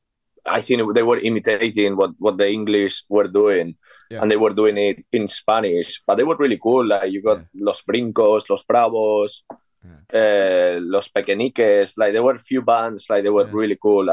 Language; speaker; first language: English; non-native, fluent; Spanish